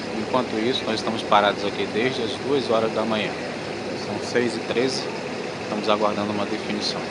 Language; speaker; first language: Portuguese; native; Portuguese